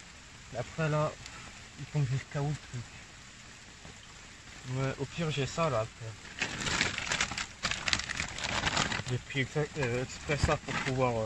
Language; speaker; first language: French; native; French